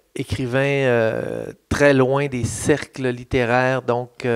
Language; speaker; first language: French; native; French